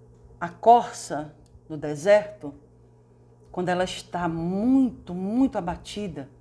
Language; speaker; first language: Portuguese; native; Portuguese